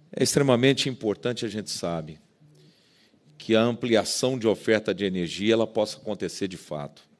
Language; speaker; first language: Portuguese; native; Portuguese